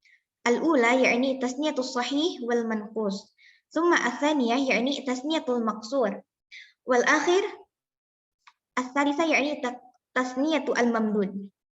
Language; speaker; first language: Arabic; non-native, learner; Indonesian